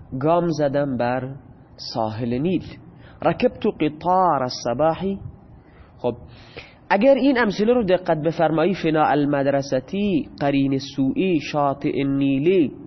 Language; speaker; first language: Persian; non-native, local second language; Baluchi